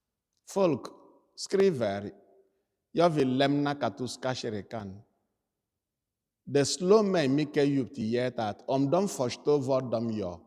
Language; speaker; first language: Swedish; non-native, fluent; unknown